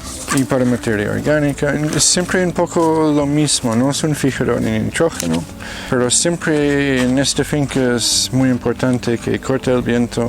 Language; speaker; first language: Spanish; non-native, fluent; English